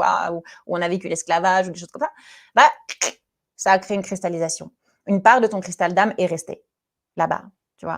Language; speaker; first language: French; native; French